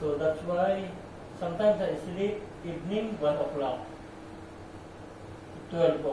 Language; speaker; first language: English; non-native, learner; Filipino